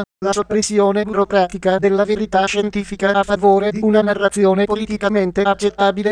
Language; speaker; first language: Italian; native; Italian